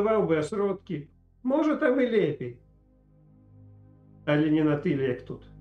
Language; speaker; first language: Polish; non-native, learner; Ukrainian